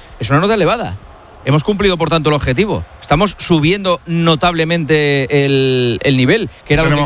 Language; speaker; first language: Spanish; native; Spanish